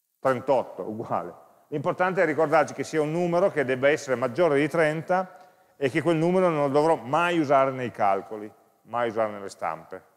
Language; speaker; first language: Italian; native; Italian